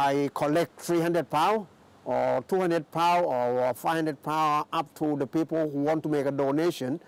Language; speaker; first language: English; non-native, fluent; Thai